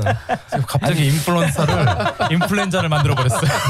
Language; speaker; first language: Korean; native; Korean